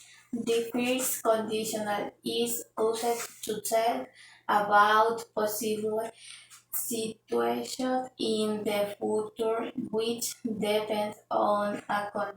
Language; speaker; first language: English; non-native, learner; Spanish